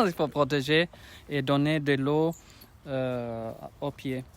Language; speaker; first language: French; non-native, learner; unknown